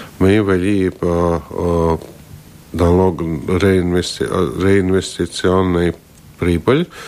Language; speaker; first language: Russian; non-native, local second language; Latvian